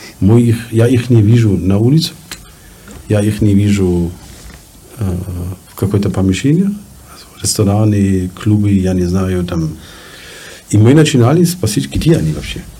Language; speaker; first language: Russian; non-native, learner; German